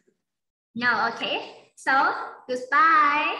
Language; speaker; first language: English; non-native, fluent; Vietnamese